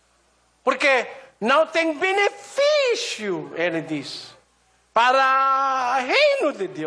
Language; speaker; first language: Portuguese; non-native, learner; Filipino